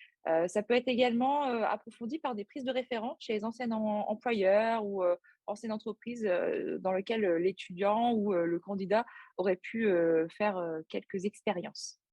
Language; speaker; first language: French; native; French